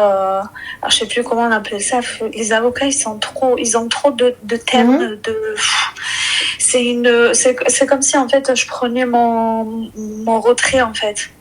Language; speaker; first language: French; early bilingual, other home language; Arabic